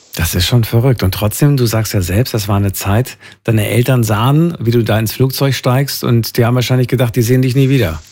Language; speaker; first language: German; native; German